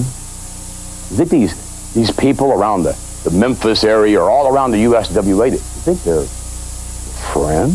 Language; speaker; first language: English; native; English